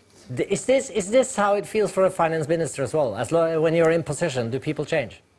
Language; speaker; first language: English; non-native, fluent; Norwegian